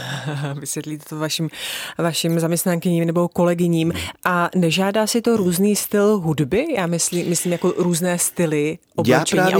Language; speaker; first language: Czech; native; Czech